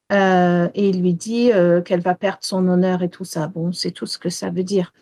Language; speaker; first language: French; early bilingual, heritage; French